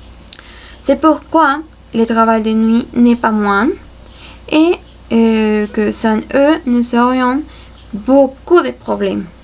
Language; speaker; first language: French; non-native, fluent; Spanish